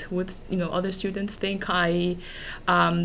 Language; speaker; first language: English; non-native, fluent; Korean